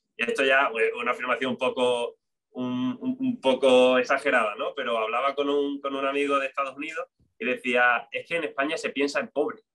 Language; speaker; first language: Spanish; native; Spanish